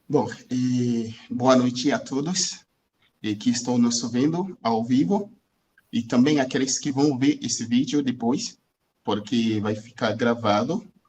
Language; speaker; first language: Portuguese; non-native, fluent; Haitian Creole